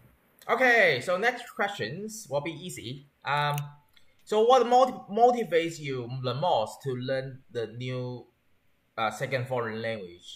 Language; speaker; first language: English; non-native, learner; Chinese